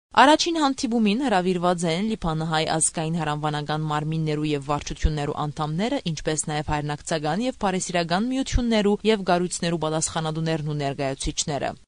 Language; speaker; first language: Armenian; early bilingual, heritage; Armenian